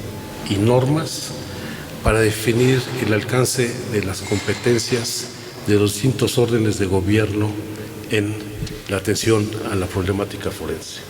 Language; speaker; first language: Spanish; native; Spanish